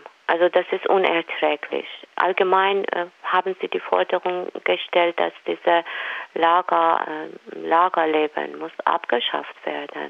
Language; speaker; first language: German; non-native, fluent; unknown